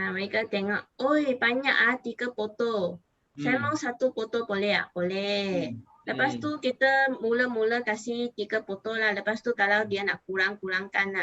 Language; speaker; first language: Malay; non-native, local second language; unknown